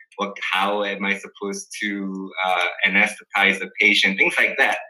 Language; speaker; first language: English; early bilingual, other home language; Korean